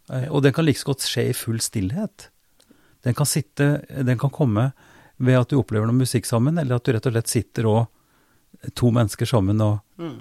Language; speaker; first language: Norwegian; native; Norwegian